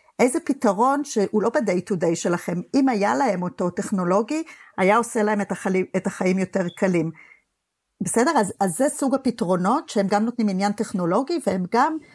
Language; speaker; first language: Hebrew; native; Hebrew